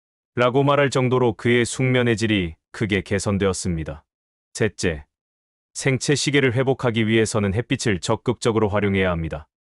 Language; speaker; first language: Korean; native; Korean